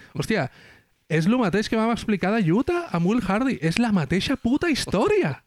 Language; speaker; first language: Catalan; non-native, local second language; Spanish